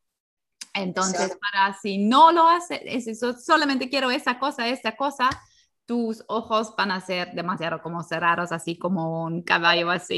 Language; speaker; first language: Spanish; non-native, fluent; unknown